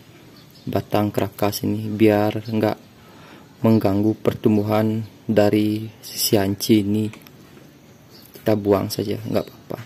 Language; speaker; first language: Indonesian; native; Indonesian